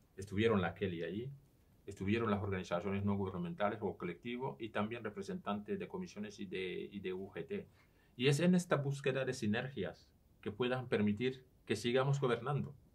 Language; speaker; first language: Spanish; non-native, fluent; Serer